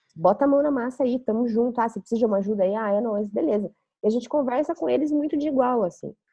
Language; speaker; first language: Portuguese; native; Portuguese